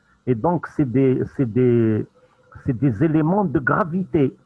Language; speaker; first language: French; non-native, local second language; Arabic